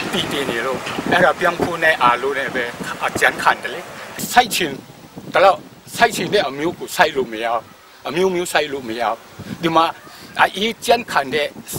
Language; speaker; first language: Burmese; non-native, local second language; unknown